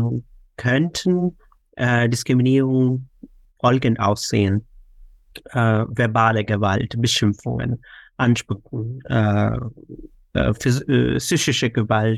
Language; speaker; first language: German; non-native, fluent; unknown